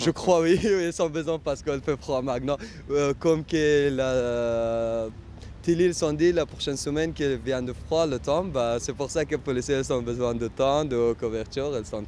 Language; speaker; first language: French; non-native, learner; Persian